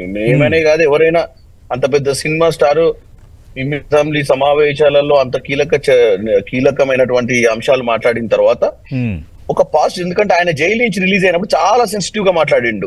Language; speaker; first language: Telugu; native; Telugu